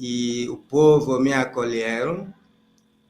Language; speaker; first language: Portuguese; non-native, fluent; Igbo